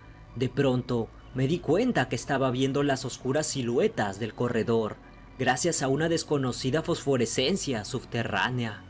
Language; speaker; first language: Spanish; native; Spanish